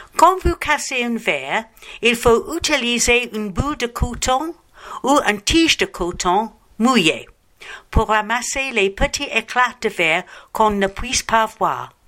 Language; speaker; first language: French; non-native, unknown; English